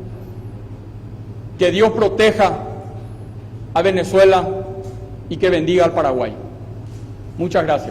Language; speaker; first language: Spanish; native; Spanish